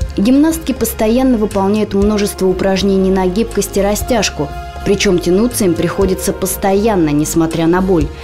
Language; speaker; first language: Russian; native; Russian